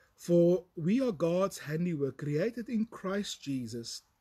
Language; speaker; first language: English; non-native, local second language; Afrikaans